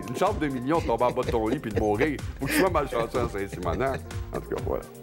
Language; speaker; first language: French; native; French